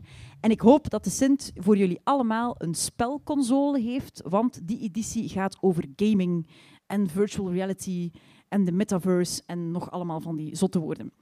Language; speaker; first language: Dutch; native; Dutch